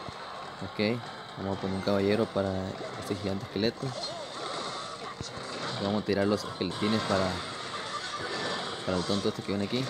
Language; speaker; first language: Spanish; native; Spanish